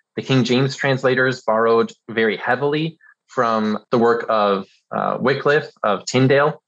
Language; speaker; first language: English; early bilingual, other home language; German